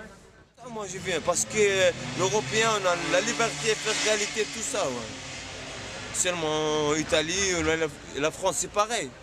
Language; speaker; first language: French; non-native, learner; Arabic